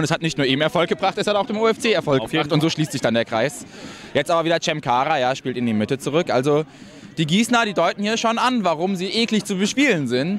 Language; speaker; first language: German; native; German